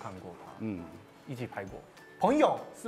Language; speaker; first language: Chinese; non-native, fluent; Japanese